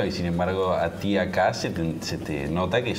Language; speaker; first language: Spanish; native; Spanish